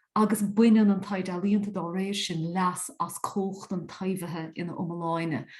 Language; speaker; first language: Irish; native; Irish